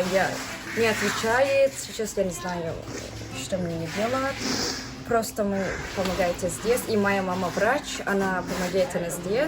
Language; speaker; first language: Russian; non-native, learner; Turkish